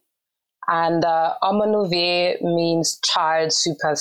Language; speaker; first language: English; non-native, fluent; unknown